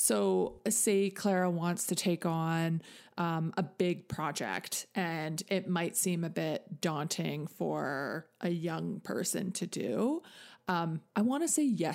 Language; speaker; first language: English; native; English